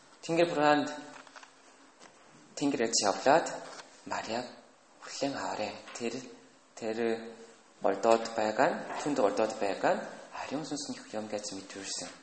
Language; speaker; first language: Mongolian; non-native, fluent; Korean